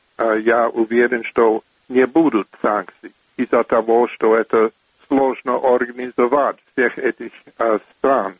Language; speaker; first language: Russian; non-native, fluent; English